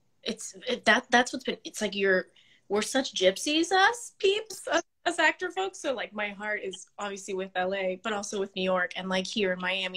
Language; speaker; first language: English; early bilingual, other home language; Spanish